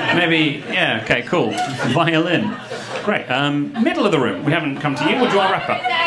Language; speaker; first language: English; native; English